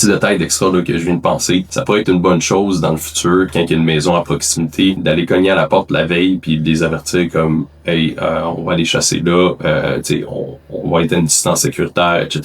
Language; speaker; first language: French; native; French